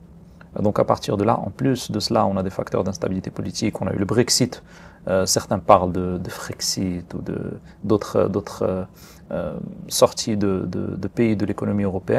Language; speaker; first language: French; non-native, local second language; Arabic